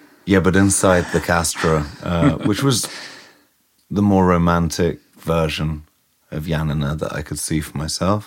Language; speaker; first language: English; native; English